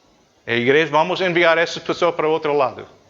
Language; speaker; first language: Portuguese; non-native, fluent; English